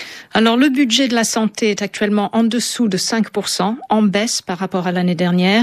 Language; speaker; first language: French; native; French